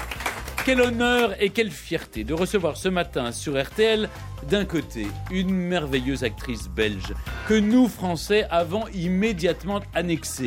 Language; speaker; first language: French; native; French